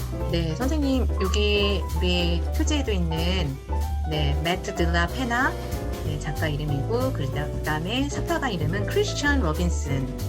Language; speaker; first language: Korean; native; Korean